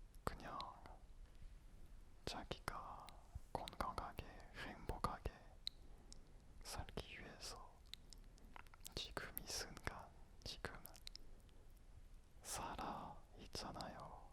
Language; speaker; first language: Korean; non-native, fluent; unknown